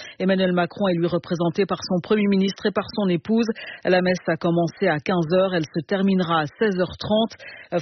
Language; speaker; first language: French; native; French